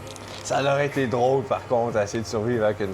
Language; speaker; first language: French; native; French